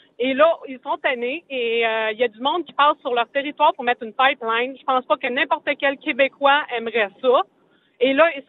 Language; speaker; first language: French; native; French